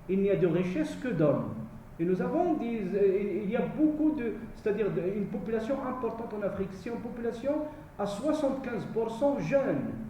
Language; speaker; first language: French; non-native, local second language; Arabic